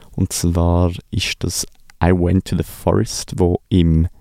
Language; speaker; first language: German; native; German